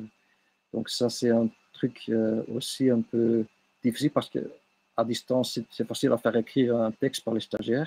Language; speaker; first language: French; non-native, local second language; Dutch